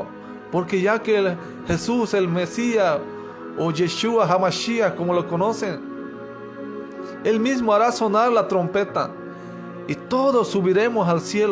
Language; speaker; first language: Spanish; native; Spanish